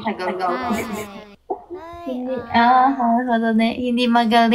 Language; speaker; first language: Filipino; non-native, learner; Japanese